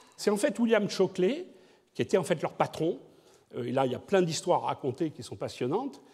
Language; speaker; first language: French; native; French